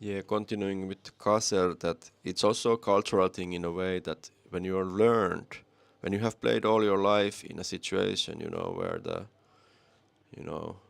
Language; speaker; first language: English; non-native, fluent; Finnish